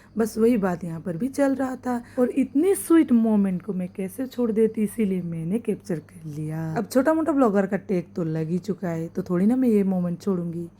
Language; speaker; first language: Hindi; non-native, local second language; Assamese